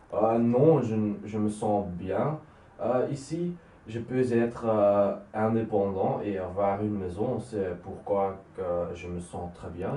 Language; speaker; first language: French; non-native, local second language; Dutch